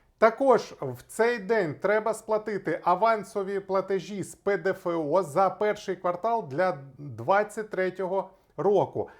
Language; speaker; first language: Ukrainian; non-native, local second language; Russian